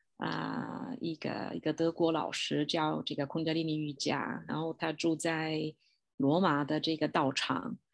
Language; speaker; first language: Chinese; non-native, fluent; Italian